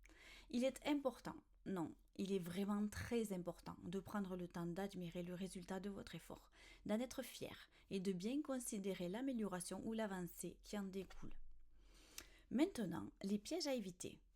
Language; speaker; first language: French; native; French